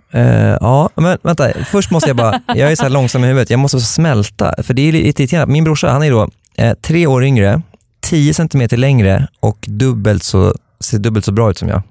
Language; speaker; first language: Swedish; native; Swedish